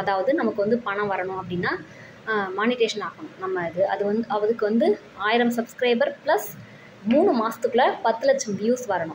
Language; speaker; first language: Tamil; native; Tamil